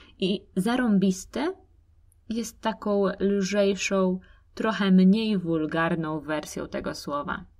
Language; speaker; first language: Polish; native; Polish